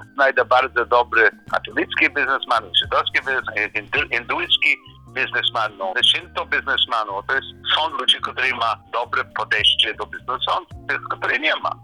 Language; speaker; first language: Polish; non-native, learner; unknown